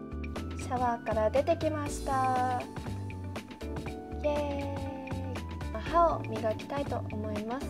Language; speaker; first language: Japanese; early bilingual, heritage; Japanese